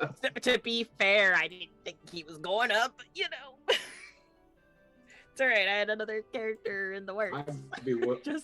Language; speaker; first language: English; native; English